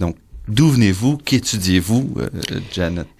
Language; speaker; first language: French; native; French